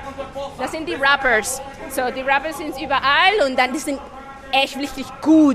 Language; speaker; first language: German; non-native, fluent; Spanish